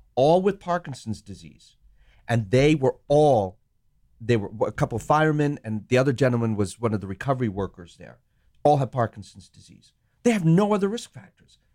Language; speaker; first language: English; non-native, local second language; Sinhala